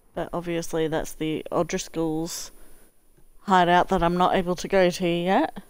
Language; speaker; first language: English; native; English